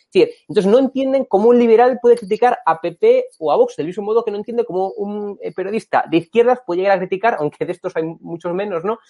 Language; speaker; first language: Spanish; native; Spanish